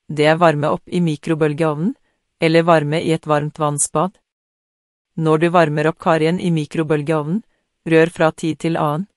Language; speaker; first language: Norwegian; non-native, learner; Vietnamese